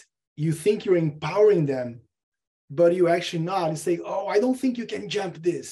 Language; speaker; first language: English; non-native, fluent; Portuguese